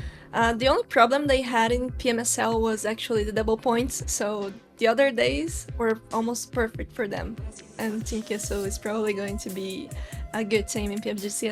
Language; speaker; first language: English; non-native, fluent; Portuguese